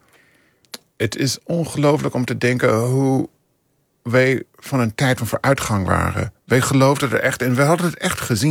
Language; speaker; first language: Dutch; non-native, fluent; English